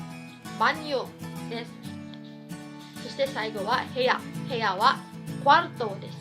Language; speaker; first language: Japanese; non-native, fluent; Cebuano